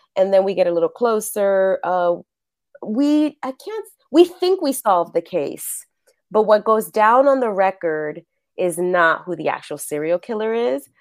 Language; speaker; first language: English; early bilingual, other home language; Spanish